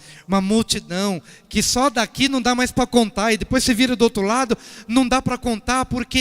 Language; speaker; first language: Portuguese; native; Portuguese